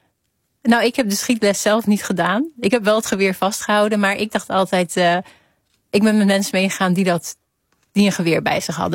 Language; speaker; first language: Dutch; native; Dutch